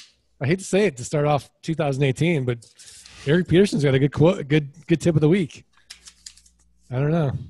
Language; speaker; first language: English; native; English